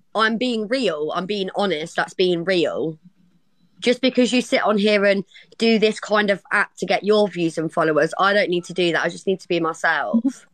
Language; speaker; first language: English; native; English